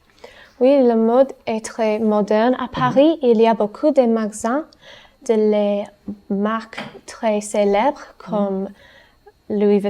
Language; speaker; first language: French; non-native, learner; English